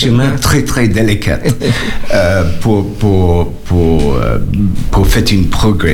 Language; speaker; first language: French; non-native, learner; English